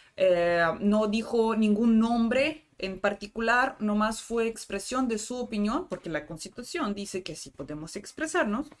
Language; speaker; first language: Spanish; non-native, fluent; Russian